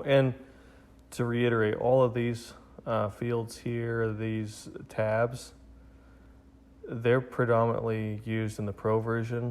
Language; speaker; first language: English; native; English